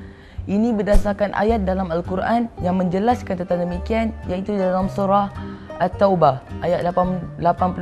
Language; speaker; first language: Malay; native; Malay